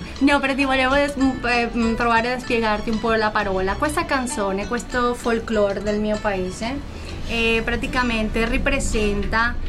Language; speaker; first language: Italian; non-native, fluent; Spanish